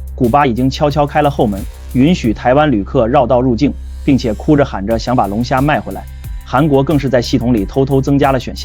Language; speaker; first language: Chinese; native; Chinese